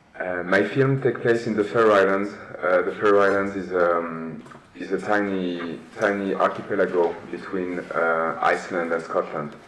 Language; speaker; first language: English; non-native, fluent; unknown